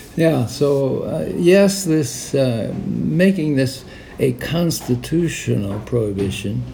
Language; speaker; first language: English; native; English